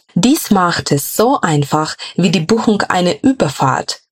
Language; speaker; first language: German; non-native, fluent; Ukrainian